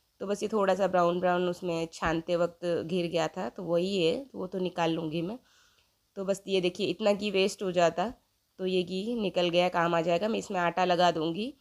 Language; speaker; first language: Hindi; native; Hindi